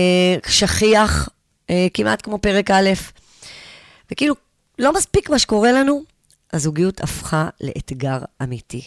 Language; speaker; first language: Hebrew; native; Hebrew